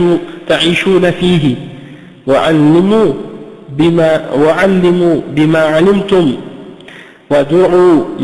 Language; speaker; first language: Arabic; non-native, fluent; French